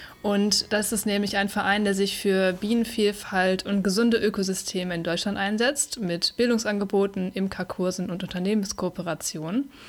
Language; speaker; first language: German; native; German